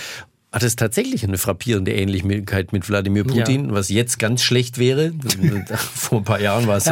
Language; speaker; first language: German; native; German